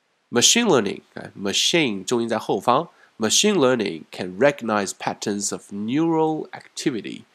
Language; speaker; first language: English; non-native, fluent; Chinese